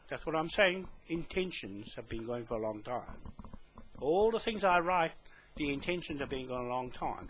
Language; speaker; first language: English; native; English